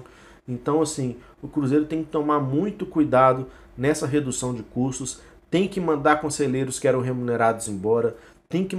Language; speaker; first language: Portuguese; native; Portuguese